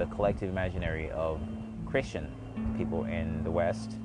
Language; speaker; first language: English; non-native, fluent; Haitian Creole